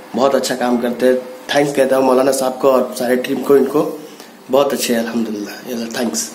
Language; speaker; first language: Hindi; native; Hindi